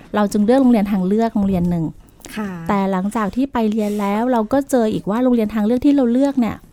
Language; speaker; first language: Thai; native; Thai